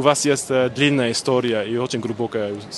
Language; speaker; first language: Russian; non-native, learner; Japanese